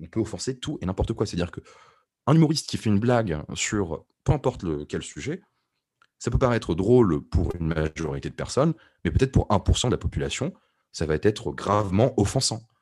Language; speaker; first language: French; non-native, local second language; Arabic